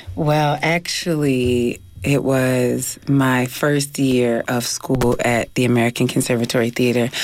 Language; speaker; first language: English; native; English